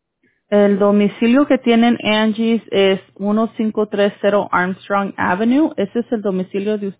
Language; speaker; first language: Spanish; early bilingual, heritage; Spanish